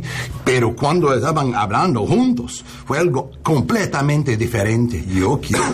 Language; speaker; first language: Spanish; non-native, learner; English